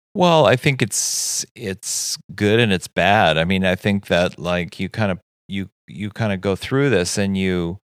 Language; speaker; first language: English; native; English